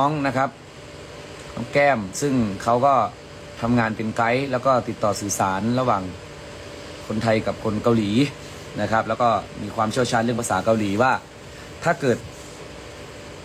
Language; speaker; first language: Thai; native; Thai